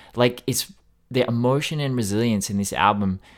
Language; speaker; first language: English; native; English